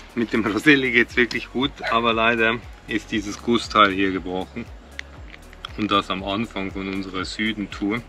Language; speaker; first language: German; native; German